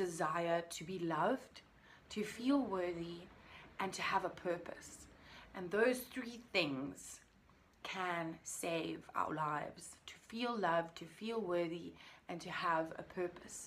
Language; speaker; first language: English; native; English